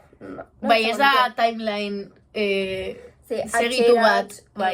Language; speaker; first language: Basque; non-native, local second language; Spanish